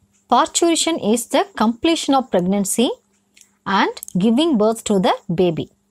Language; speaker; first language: English; non-native, local second language; Tamil